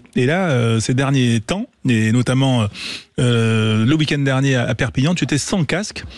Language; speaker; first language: French; native; French